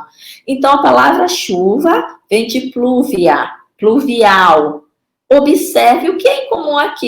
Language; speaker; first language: Portuguese; native; Portuguese